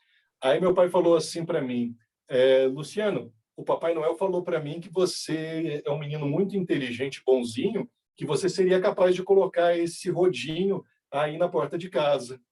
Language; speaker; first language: Portuguese; native; Portuguese